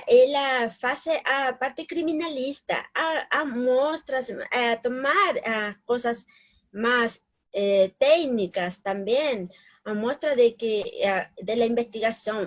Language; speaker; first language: Portuguese; non-native, learner; Spanish